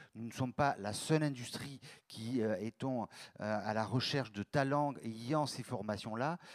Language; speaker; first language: French; native; French